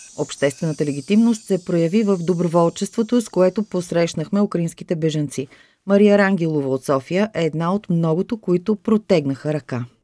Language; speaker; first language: Bulgarian; native; Bulgarian